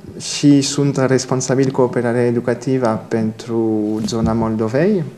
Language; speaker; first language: Romanian; non-native, learner; French